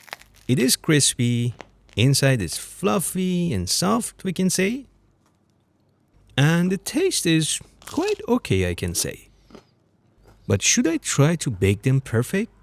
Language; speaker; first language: English; non-native, fluent; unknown